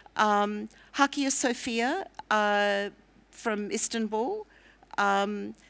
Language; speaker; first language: English; native; English